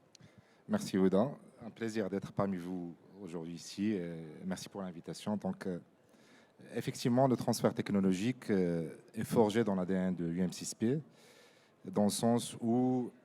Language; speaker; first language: French; non-native, local second language; Arabic